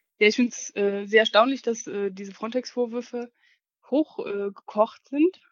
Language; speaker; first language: German; native; German